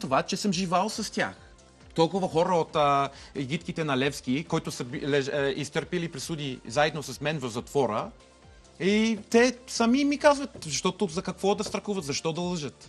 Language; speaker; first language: Bulgarian; non-native, learner; English